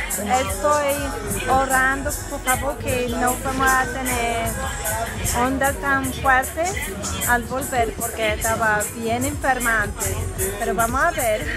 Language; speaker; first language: Spanish; non-native, learner; English